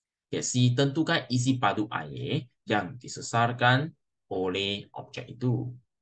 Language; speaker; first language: Malay; non-native, local second language; Chinese